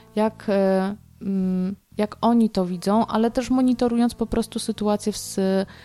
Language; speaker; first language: Polish; native; Polish